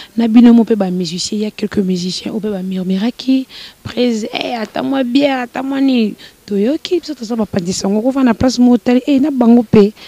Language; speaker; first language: Lingala; native; Lingala